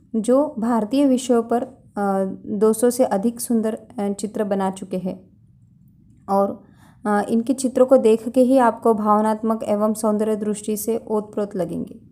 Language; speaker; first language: Hindi; non-native, local second language; Marathi